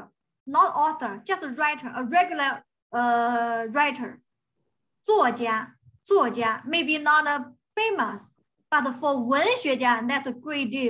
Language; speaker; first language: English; non-native, fluent; Chinese